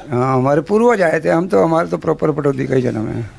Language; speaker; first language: Hindi; native; Hindi